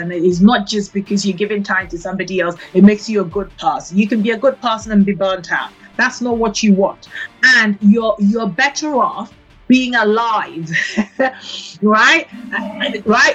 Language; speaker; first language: English; non-native, local second language; Akan